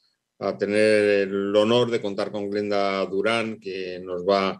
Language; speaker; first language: Spanish; native; Spanish